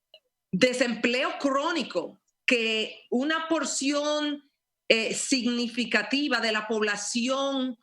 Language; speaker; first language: Spanish; early bilingual, heritage; Spanish